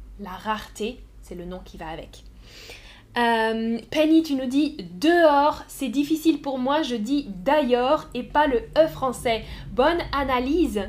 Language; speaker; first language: French; native; French